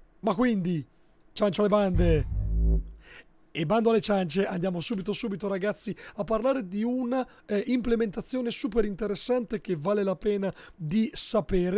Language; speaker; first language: Italian; native; Italian